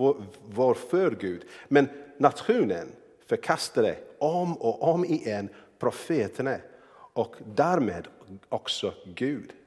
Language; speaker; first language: Swedish; non-native, fluent; English